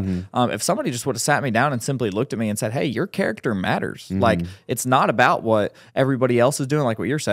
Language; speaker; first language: English; native; English